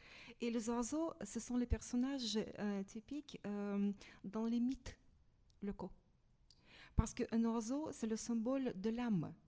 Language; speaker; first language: French; non-native, fluent; Russian